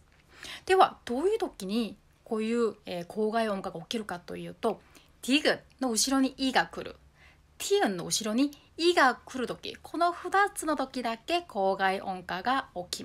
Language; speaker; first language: Japanese; non-native, fluent; Korean